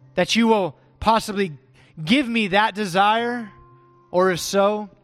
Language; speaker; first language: English; native; English